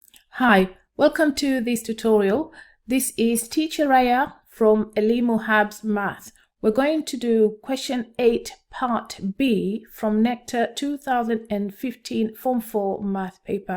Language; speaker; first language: English; non-native, local second language; Swahili